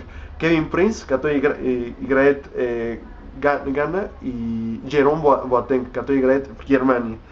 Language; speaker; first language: Russian; non-native, learner; Spanish